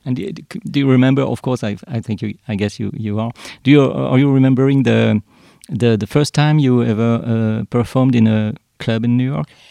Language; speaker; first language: English; non-native, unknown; French